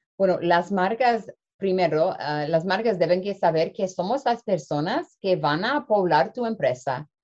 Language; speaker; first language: Spanish; early bilingual, heritage; Spanish